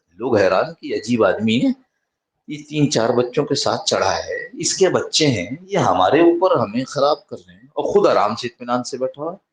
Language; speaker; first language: Urdu; native; Urdu